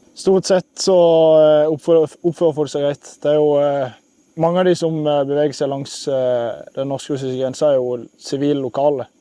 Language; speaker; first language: Norwegian; native; Norwegian